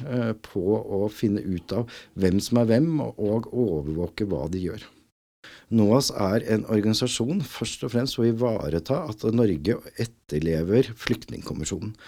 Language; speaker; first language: Norwegian; native; Norwegian